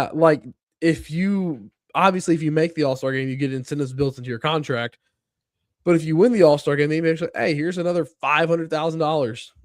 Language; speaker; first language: English; native; English